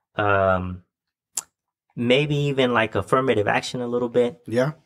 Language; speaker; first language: English; native; English